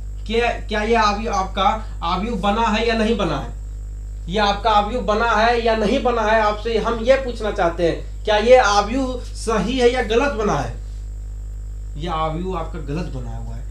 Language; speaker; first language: Hindi; native; Hindi